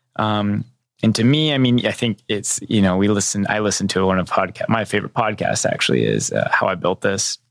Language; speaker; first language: English; native; English